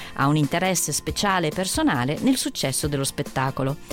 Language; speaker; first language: Italian; native; Italian